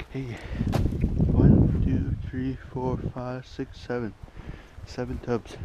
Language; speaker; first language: English; native; English